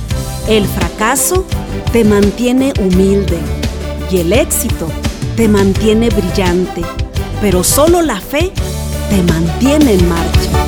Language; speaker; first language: Spanish; native; Spanish